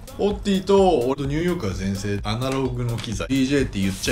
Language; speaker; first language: Japanese; native; Japanese